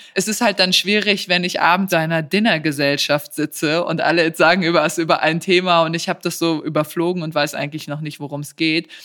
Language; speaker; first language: German; early bilingual, other home language; Serbian